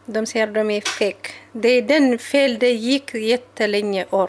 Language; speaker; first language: Swedish; non-native, learner; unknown